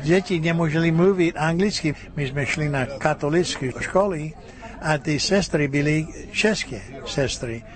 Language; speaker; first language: Czech; early bilingual, heritage; Czech